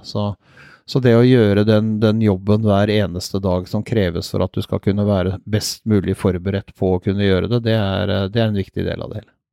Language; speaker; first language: Norwegian; native; Norwegian